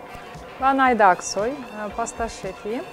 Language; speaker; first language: Turkish; non-native, fluent; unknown